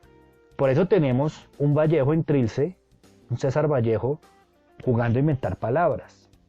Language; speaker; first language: Spanish; native; Spanish